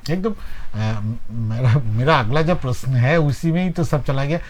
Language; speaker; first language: Hindi; non-native, local second language; Bangla